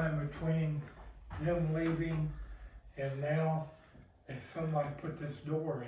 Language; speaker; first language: English; native; English